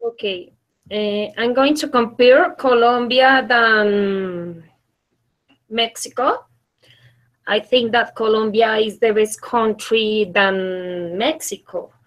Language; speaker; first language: English; non-native, learner; Spanish